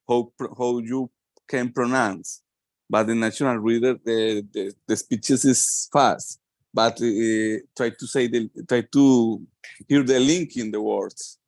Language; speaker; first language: English; non-native, learner; Spanish